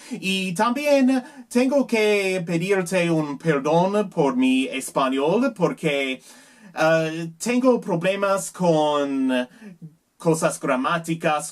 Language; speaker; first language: Spanish; non-native, learner; English